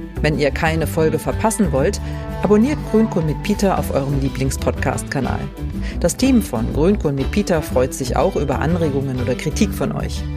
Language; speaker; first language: German; native; German